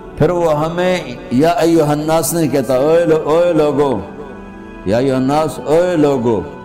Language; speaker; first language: Urdu; non-native, local second language; Punjabi